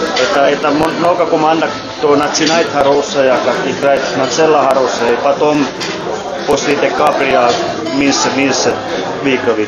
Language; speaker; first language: Russian; non-native, learner; Finnish